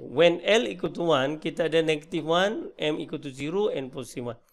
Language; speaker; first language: English; non-native, local second language; Malay